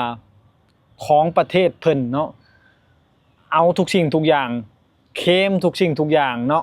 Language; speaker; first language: Thai; non-native, local second language; Lao